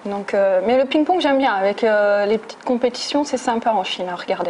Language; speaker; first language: French; native; French